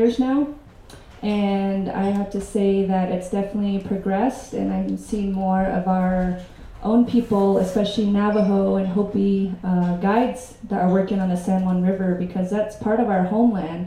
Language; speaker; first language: English; native; English